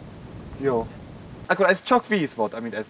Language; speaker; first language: Hungarian; non-native, learner; English